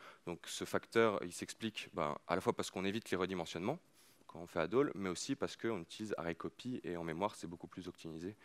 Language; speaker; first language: French; native; French